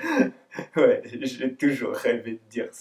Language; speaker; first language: French; native; French